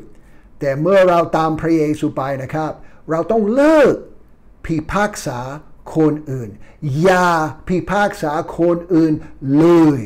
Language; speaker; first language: Thai; non-native, fluent; English